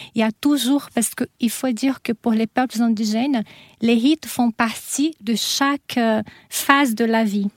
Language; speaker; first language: French; non-native, fluent; Portuguese